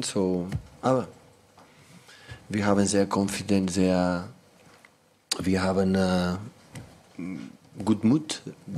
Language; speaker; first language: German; non-native, learner; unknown